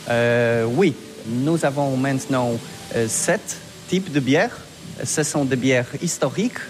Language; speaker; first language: French; non-native, fluent; Polish